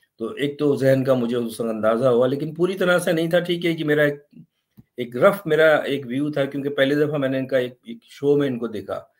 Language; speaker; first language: Urdu; native; Urdu